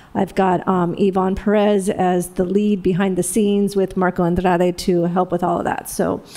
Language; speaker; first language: English; native; English